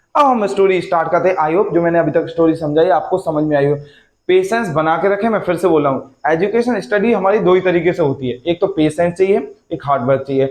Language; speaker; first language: Hindi; native; Hindi